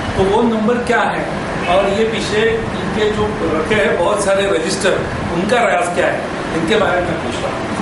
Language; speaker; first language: Hindi; non-native, local second language; Marathi